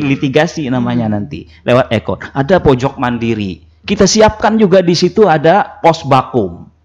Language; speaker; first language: Indonesian; non-native, local second language; Banjar